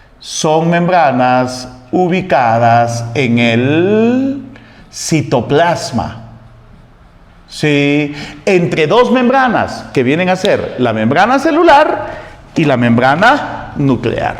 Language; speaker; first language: Spanish; native; Spanish